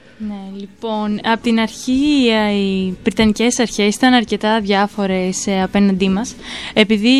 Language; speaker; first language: Greek; native; Greek